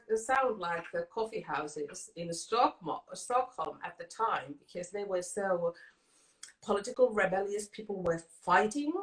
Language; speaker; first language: English; non-native, fluent; Finnish